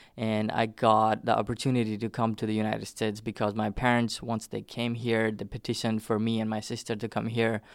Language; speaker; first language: English; non-native, local second language; Nepali